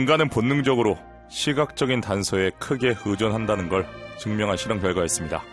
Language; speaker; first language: Korean; native; Korean